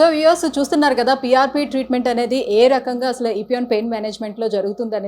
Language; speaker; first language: Telugu; native; Telugu